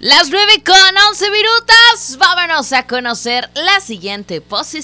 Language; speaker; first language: Spanish; native; Spanish